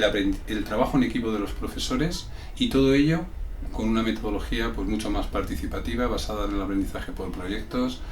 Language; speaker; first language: Spanish; native; Spanish